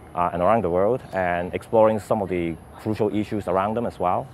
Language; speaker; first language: English; non-native, local second language; Cantonese